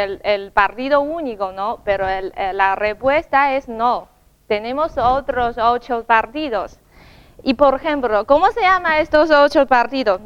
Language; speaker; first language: Spanish; non-native, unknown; Chinese